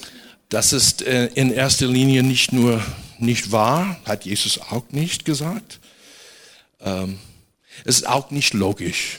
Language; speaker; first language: German; non-native, fluent; English